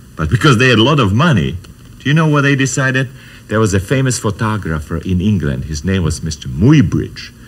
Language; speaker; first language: English; non-native, fluent; Czech